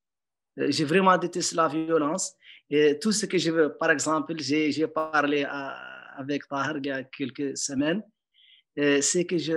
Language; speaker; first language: French; non-native, local second language; Arabic